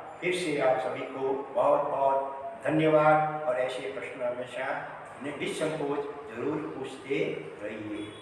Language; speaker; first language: Hindi; non-native, local second language; Gujarati